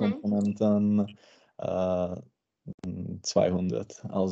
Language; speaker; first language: German; non-native, learner; Czech